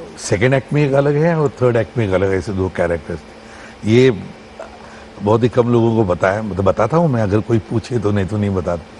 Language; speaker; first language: Hindi; non-native, local second language; Marathi